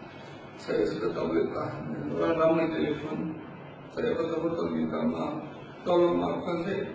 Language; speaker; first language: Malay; non-native, learner; Bangla